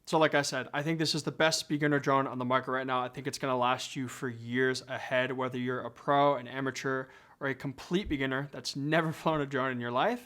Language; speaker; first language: English; native; English